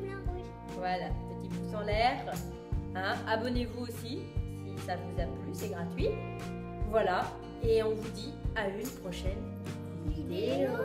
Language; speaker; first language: French; native; French